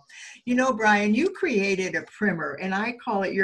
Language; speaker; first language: English; native; English